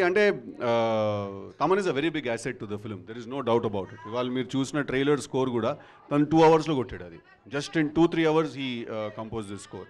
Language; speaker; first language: Telugu; native; Telugu